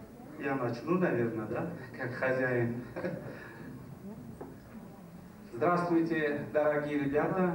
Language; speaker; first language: Russian; non-native, local second language; Tajik